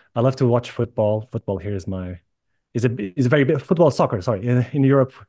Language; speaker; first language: English; non-native, fluent; Portuguese